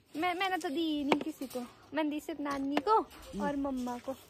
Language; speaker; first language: Hindi; native; Hindi